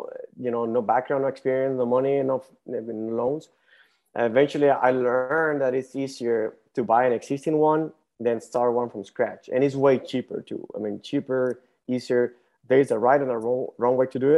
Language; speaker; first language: English; non-native, fluent; Spanish